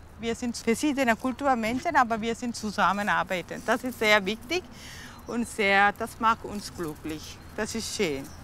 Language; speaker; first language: German; non-native, learner; Tamil